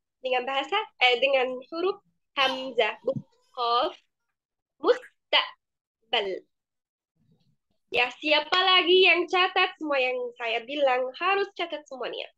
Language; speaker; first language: Indonesian; non-native, fluent; Arabic